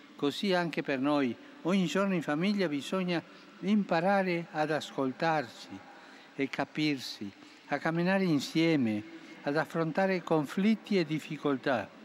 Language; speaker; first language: Italian; non-native, fluent; Spanish